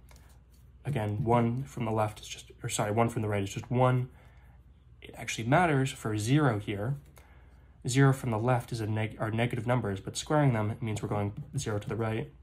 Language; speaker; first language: English; native; English